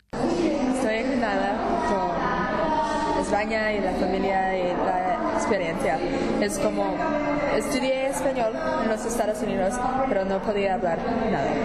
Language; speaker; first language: Spanish; non-native, learner; English